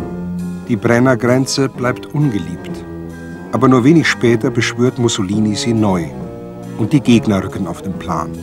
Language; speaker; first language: German; native; German